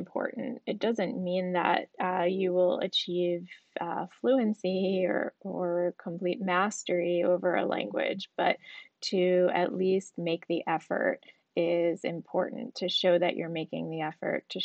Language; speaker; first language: English; native; English